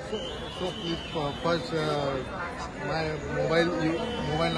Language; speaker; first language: English; non-native, learner; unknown